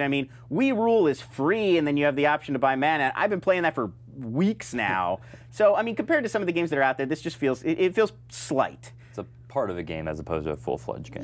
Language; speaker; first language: English; native; English